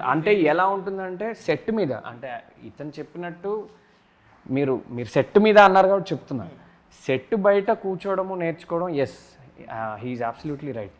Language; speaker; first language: Telugu; native; Telugu